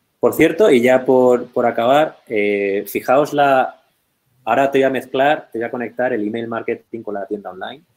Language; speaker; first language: Spanish; native; Spanish